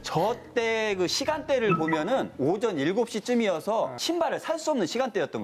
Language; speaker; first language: Korean; native; Korean